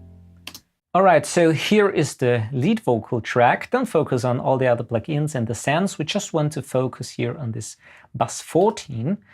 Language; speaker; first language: English; non-native, fluent; German